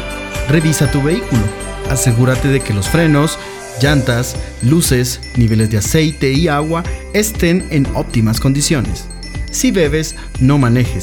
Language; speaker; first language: Spanish; native; Spanish